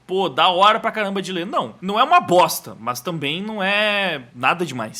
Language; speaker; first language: Portuguese; native; Portuguese